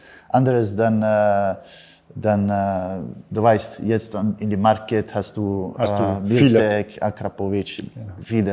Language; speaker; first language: German; non-native, learner; Bosnian